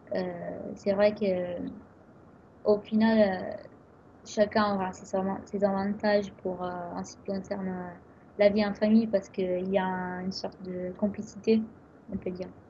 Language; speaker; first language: French; non-native, fluent; Italian